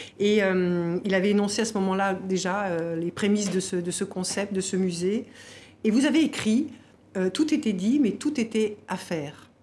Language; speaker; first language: French; native; French